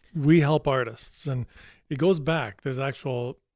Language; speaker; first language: English; native; English